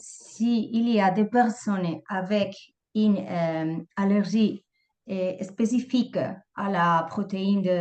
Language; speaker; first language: French; non-native, fluent; Spanish